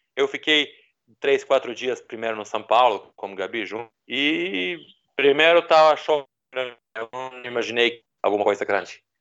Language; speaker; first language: Portuguese; non-native, learner; Serbian